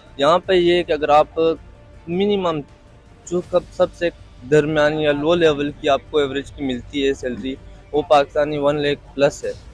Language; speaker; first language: Urdu; non-native, local second language; Northern Hindko